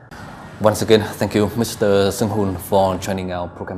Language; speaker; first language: English; non-native, local second language; Vietnamese